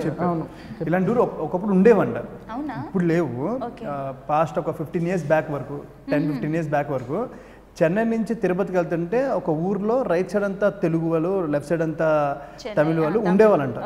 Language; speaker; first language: Telugu; native; Telugu